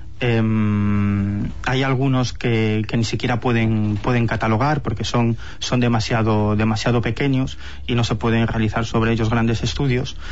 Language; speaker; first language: Spanish; native; Spanish